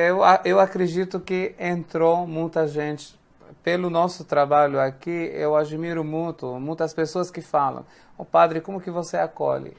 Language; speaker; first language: Portuguese; non-native, fluent; Arabic